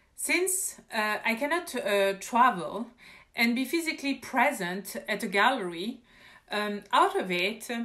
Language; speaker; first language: English; non-native, fluent; French